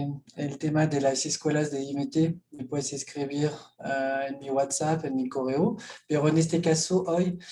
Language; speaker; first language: Spanish; non-native, fluent; French